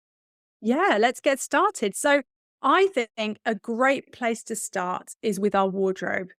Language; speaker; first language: English; native; English